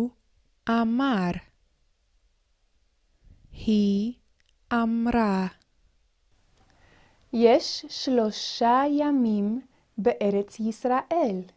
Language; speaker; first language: Hebrew; non-native, fluent; English